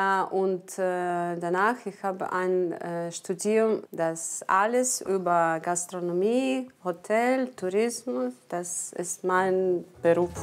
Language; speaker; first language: German; non-native, learner; Ukrainian